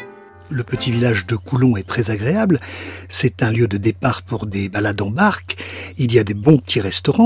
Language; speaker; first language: French; native; French